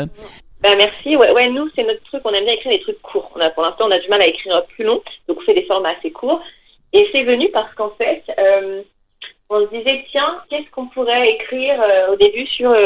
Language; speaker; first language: French; native; French